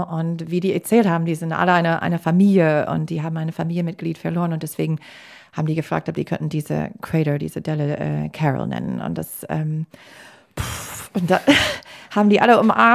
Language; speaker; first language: German; non-native, fluent; English